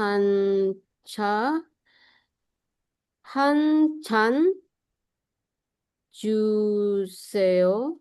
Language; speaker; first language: Korean; non-native, learner; Indonesian